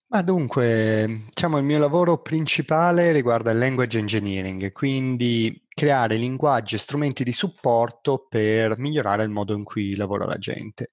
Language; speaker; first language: Italian; native; Italian